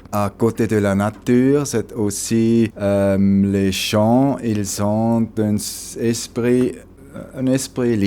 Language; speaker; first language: French; non-native, local second language; German